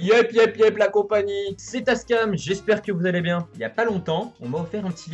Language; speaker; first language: French; native; French